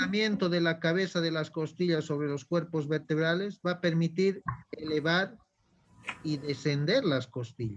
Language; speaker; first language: Spanish; native; Spanish